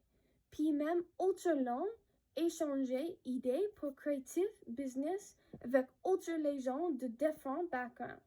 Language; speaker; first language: French; non-native, learner; English